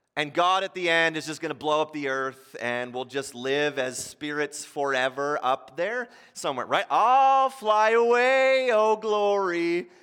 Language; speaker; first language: English; native; English